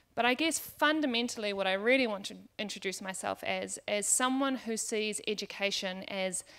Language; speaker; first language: English; native; English